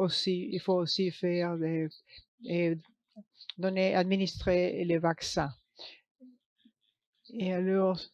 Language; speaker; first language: French; non-native, learner; English